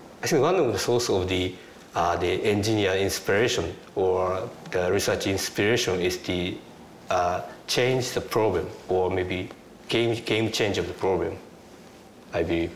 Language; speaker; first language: English; non-native, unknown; Japanese